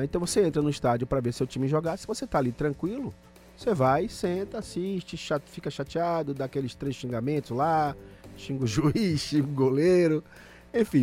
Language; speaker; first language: Portuguese; native; Portuguese